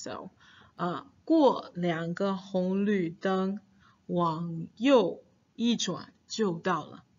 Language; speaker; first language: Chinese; non-native, fluent; English